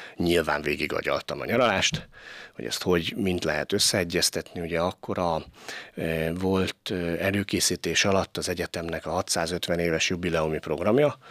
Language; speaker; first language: Hungarian; native; Hungarian